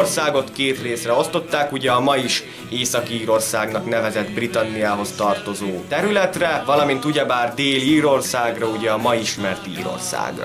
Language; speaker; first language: Hungarian; native; Hungarian